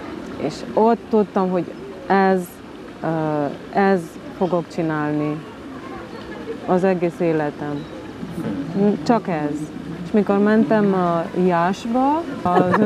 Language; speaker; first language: Hungarian; non-native, local second language; Romanian